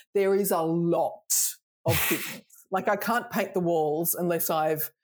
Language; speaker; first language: English; native; English